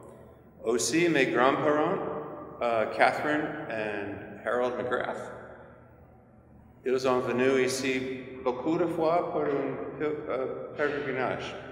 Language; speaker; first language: French; non-native, fluent; English